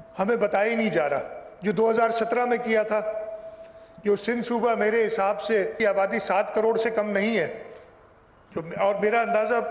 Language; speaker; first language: Urdu; non-native, local second language; Sindhi